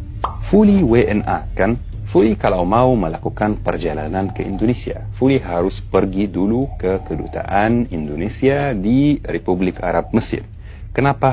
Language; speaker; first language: Indonesian; non-native, fluent; Arabic